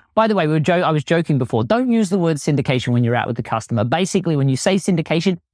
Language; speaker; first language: English; native; English